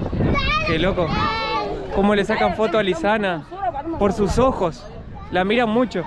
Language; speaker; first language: Spanish; native; Spanish